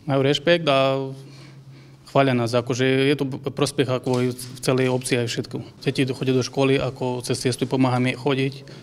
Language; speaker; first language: Slovak; non-native, local second language; Romany